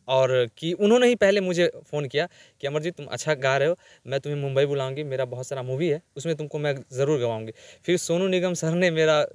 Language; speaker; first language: Hindi; native; Hindi